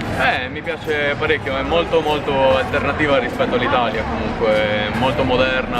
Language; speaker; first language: Italian; native; Italian